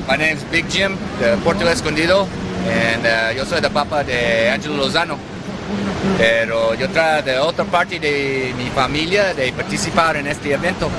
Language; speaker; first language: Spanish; non-native, learner; English